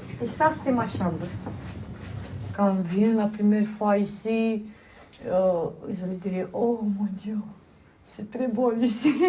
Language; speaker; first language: French; non-native, learner; Romanian